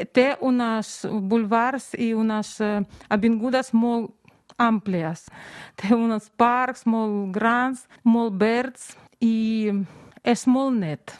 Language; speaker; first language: Catalan; non-native, fluent; Russian